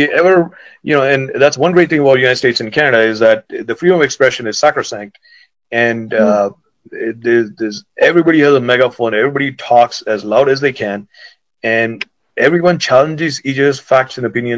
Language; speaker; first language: English; non-native, local second language; Hindi